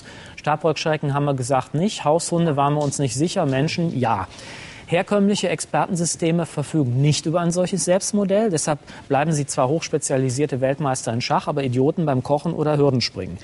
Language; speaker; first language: German; native; German